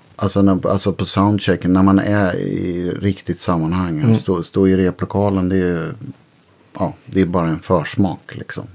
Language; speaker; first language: Swedish; native; Swedish